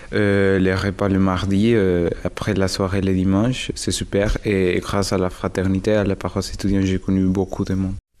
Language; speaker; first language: French; non-native, fluent; Spanish